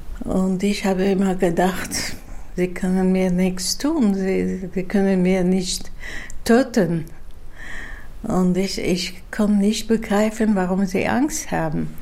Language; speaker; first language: German; non-native, fluent; Dutch